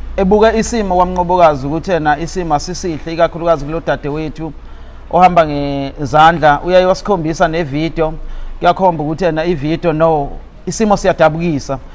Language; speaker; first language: Zulu; native; Zulu